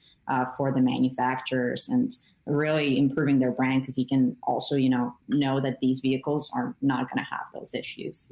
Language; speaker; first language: English; native; English